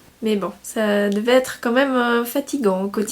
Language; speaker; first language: French; native; French